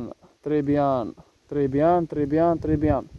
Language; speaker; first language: French; non-native, learner; Romanian